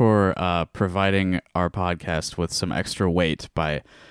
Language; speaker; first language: English; native; English